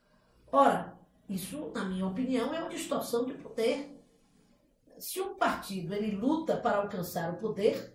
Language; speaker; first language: Portuguese; native; Portuguese